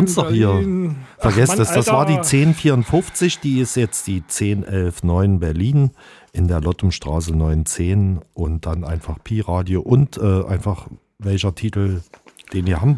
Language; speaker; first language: German; native; German